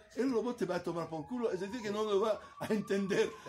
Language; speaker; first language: Spanish; non-native, fluent; Italian